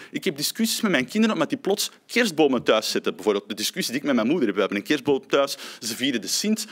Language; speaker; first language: Dutch; early bilingual, other home language; Arabic